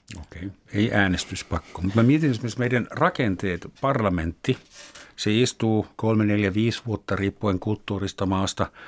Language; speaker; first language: Finnish; native; Finnish